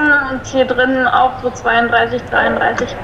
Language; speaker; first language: German; native; German